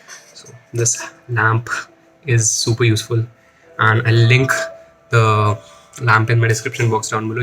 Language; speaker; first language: English; non-native, local second language; Hindi